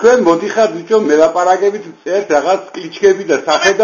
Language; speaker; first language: Georgian; native; Georgian